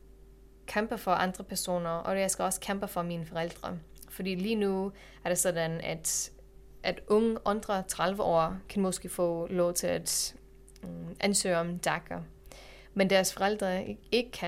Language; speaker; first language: Danish; non-native, fluent; English